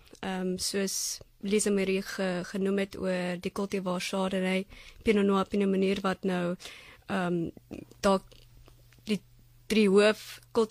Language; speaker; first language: Afrikaans; non-native, fluent; German